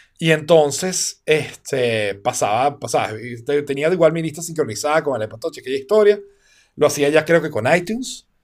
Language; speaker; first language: Spanish; native; Spanish